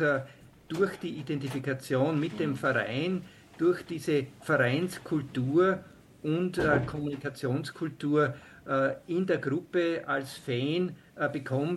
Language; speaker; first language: German; native; German